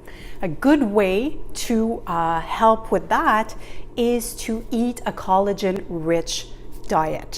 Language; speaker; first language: English; native; English